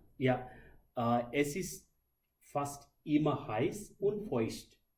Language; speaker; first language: German; non-native, learner; Malayalam